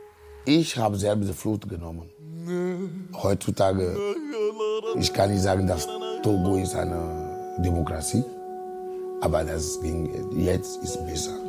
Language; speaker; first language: German; non-native, fluent; Ewe